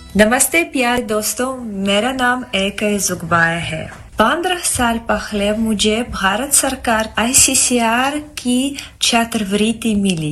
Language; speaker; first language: Hindi; non-native, fluent; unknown